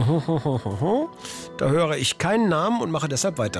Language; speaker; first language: German; native; German